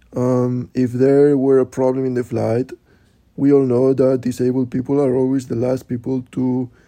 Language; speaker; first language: English; non-native, fluent; Spanish